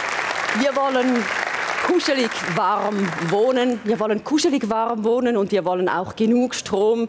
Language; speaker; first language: German; native; German